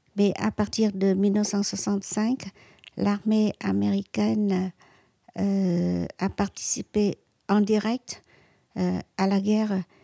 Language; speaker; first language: French; non-native, local second language; Vietnamese